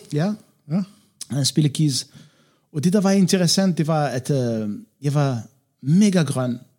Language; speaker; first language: Danish; non-native, fluent; Arabic